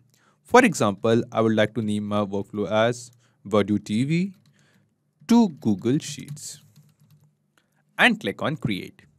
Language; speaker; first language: English; non-native, local second language; Hindi